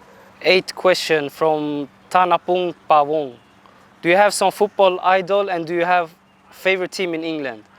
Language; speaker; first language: English; non-native, fluent; Swedish